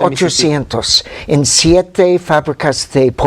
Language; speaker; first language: Spanish; non-native, fluent; English